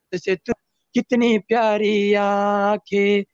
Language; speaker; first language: Hindi; native; Hindi